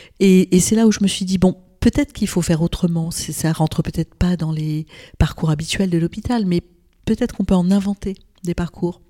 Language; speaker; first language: French; non-native, local second language; Arabic